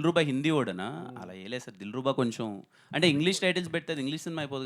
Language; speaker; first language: Telugu; native; Telugu